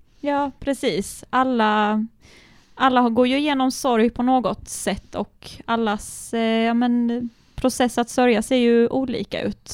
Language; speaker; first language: Swedish; native; Swedish